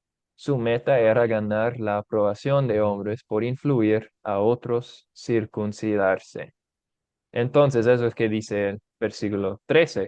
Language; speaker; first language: Spanish; non-native, fluent; English